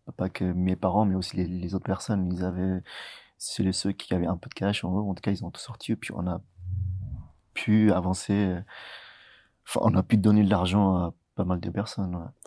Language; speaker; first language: French; early bilingual, other home language; Tigrinya